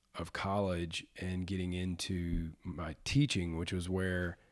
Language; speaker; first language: English; native; English